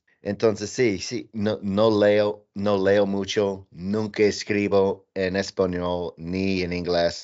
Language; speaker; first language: Spanish; non-native, learner; English